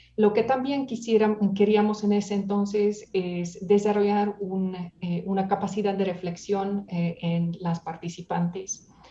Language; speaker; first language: Spanish; non-native, fluent; Hungarian